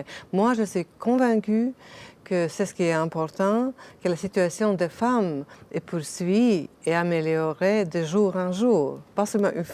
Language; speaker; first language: French; non-native, fluent; Latvian